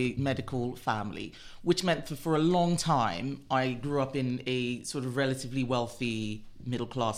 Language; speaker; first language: English; non-native, local second language; Yoruba